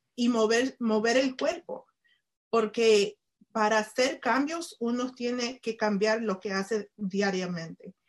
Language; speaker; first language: Spanish; early bilingual, heritage; Spanish